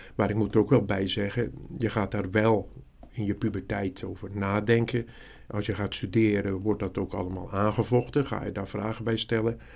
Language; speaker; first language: Dutch; native; Dutch